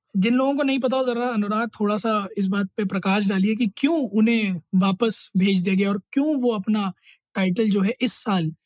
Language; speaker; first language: Hindi; native; Hindi